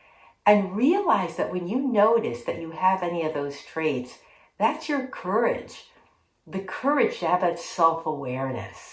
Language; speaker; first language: English; native; English